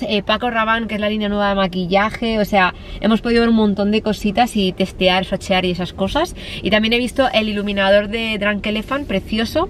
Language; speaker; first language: Spanish; native; Spanish